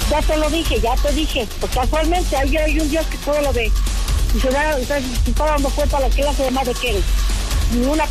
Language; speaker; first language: Spanish; native; Spanish